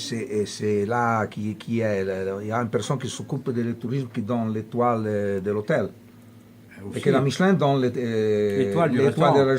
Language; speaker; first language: French; non-native, fluent; Italian